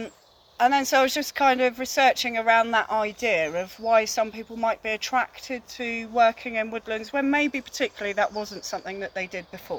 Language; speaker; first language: English; native; English